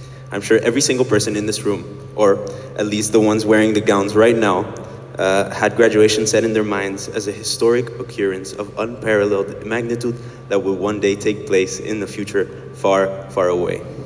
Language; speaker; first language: English; early bilingual, other home language; Spanish